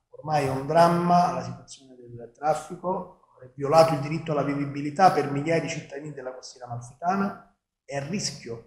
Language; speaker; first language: Italian; native; Italian